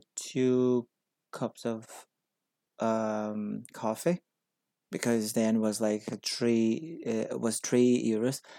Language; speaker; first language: English; non-native, learner; Portuguese